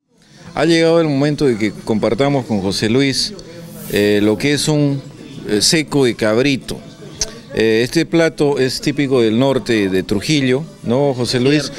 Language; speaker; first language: Spanish; native; Spanish